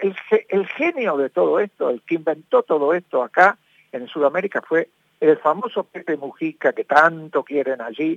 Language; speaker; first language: Spanish; native; Spanish